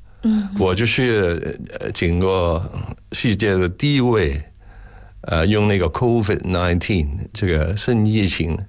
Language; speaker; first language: Chinese; non-native, local second language; Cantonese